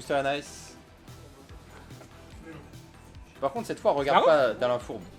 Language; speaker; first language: French; native; French